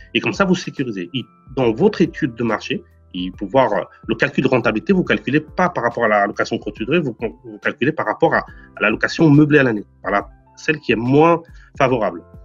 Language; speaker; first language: French; non-native, fluent; Portuguese